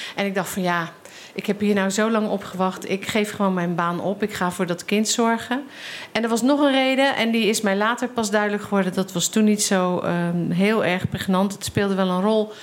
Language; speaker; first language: Dutch; native; Dutch